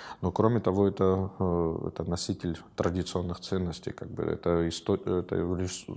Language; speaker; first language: Russian; non-native, local second language; Abkhazian